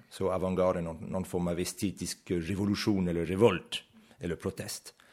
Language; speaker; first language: Swedish; non-native, fluent; French